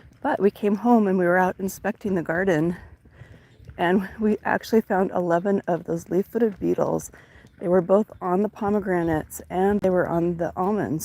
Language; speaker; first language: English; native; English